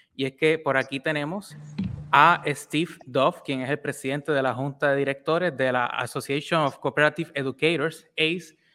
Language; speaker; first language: Spanish; native; Spanish